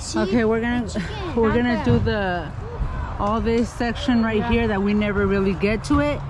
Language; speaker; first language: English; early bilingual, other home language; Spanish